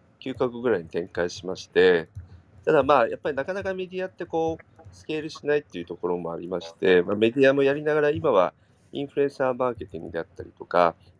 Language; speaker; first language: Japanese; native; Japanese